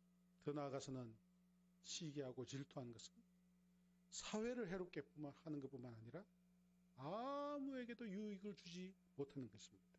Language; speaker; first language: Korean; native; Korean